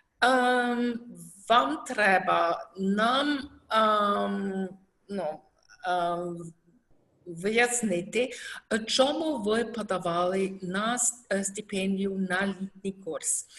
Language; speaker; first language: Ukrainian; non-native, learner; German